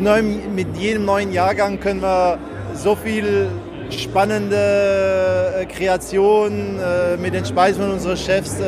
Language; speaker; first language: German; native; German